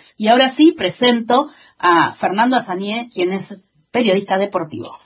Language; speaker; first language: Spanish; native; Spanish